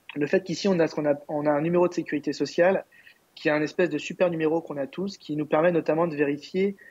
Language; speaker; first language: French; native; French